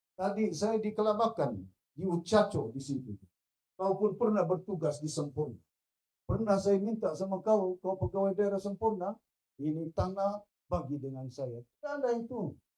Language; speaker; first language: Malay; non-native, local second language; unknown